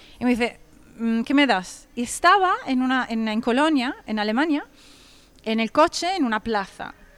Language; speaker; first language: Spanish; non-native, fluent; Italian